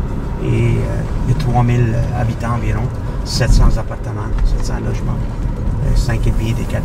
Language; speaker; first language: French; native; French